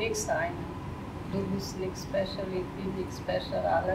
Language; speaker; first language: German; non-native, learner; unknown